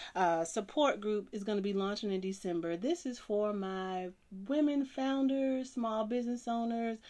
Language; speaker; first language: English; native; English